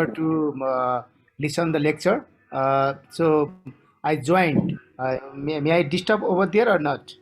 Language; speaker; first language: English; non-native, local second language; Nepali